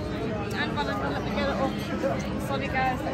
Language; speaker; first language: English; native; English